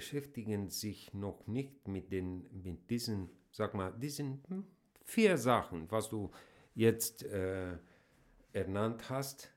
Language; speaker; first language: German; non-native, fluent; Romanian